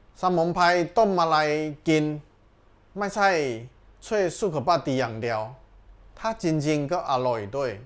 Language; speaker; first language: Thai; non-native, learner; Chinese